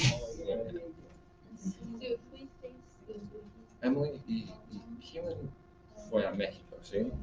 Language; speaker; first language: Spanish; non-native, fluent; English